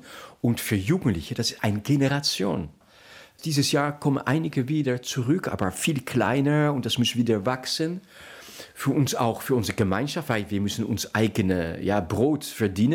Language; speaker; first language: German; non-native, fluent; Dutch